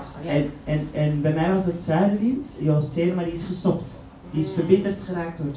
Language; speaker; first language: Dutch; native; Dutch